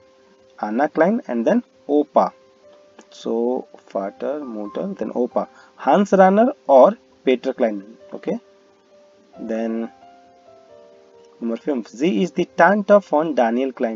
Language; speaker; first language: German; non-native, learner; Hindi